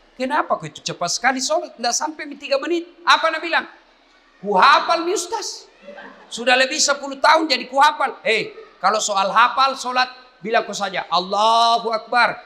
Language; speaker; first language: Indonesian; non-native, local second language; Buginese